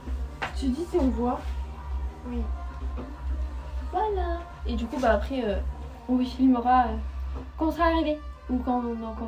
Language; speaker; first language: French; native; French